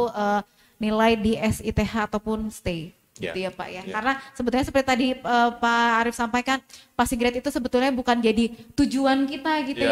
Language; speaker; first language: Indonesian; native; Indonesian